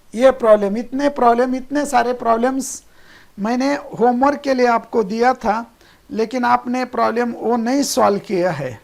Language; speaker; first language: Hindi; non-native, local second language; Marathi